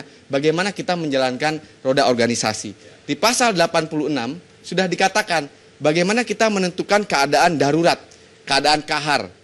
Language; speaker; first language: Indonesian; native; Indonesian